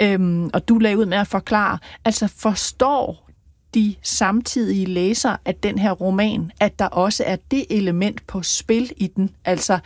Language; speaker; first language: Danish; native; Danish